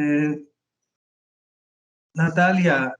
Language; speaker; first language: English; non-native, learner; Spanish